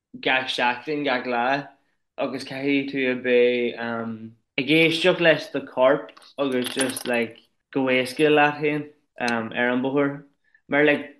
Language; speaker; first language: Irish; non-native, local second language; English